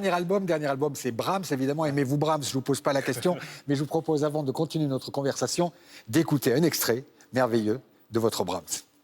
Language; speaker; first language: French; native; French